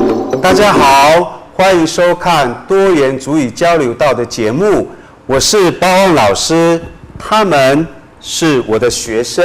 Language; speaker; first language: Chinese; non-native, local second language; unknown